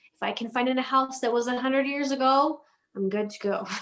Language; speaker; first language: English; non-native, fluent; Danish